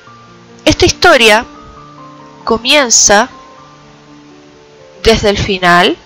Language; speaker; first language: Spanish; native; Spanish